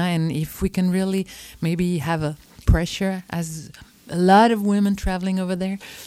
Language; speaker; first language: English; non-native, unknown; French